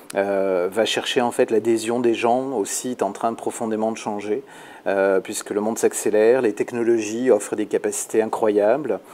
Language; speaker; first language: French; native; French